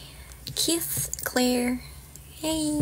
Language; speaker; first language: English; non-native, fluent; Georgian